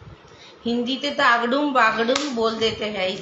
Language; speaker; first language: Hindi; non-native, local second language; Bangla